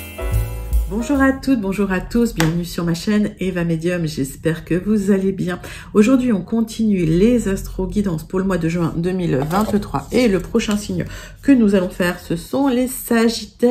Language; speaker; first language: French; native; French